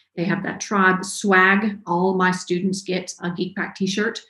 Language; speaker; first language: English; native; English